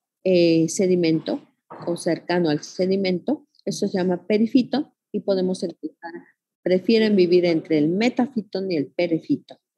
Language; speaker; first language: Spanish; native; Spanish